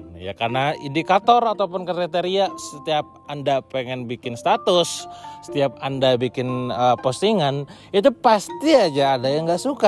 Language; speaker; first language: Indonesian; native; Indonesian